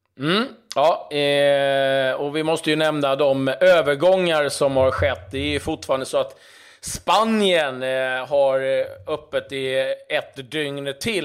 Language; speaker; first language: Swedish; native; Swedish